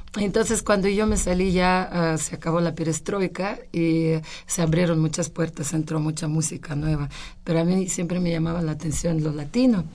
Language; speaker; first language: Spanish; non-native, fluent; Russian